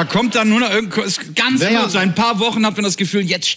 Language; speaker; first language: German; native; German